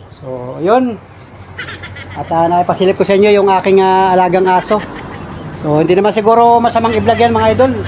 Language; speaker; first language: Filipino; native; Filipino